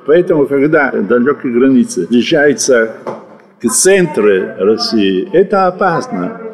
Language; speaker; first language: Russian; non-native, learner; Italian